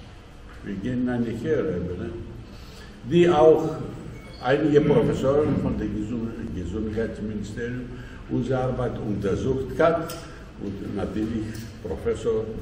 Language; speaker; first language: German; non-native, fluent; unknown